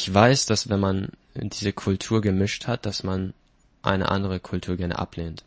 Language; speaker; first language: German; native; German